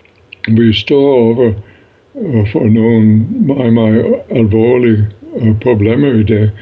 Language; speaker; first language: Danish; non-native, fluent; English